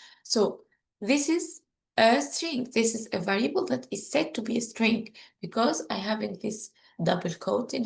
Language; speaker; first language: English; non-native, fluent; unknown